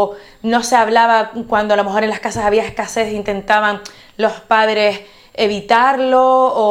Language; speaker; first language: Spanish; native; Spanish